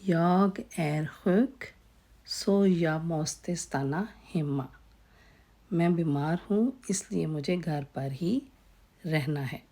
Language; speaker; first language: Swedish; non-native, fluent; Urdu